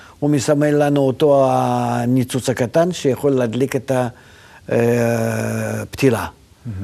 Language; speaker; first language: Hebrew; non-native, fluent; Russian